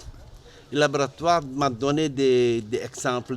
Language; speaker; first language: French; non-native, learner; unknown